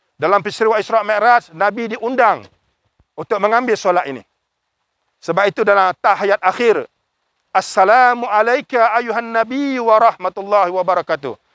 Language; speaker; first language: Malay; native; Malay